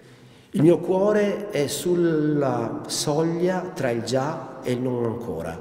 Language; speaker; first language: Italian; native; Italian